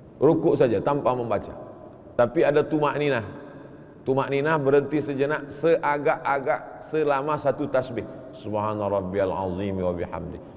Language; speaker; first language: Malay; native; Malay